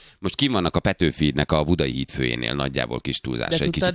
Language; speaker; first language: Hungarian; native; Hungarian